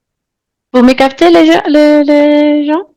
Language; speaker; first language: French; non-native, fluent; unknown